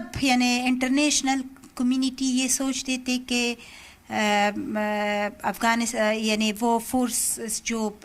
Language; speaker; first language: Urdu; non-native, learner; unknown